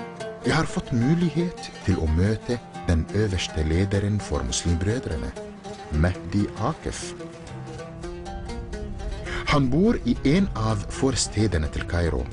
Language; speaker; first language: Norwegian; non-native, fluent; Arabic